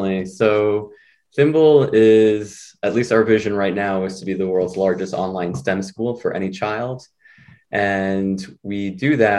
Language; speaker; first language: English; early bilingual, other home language; Spanish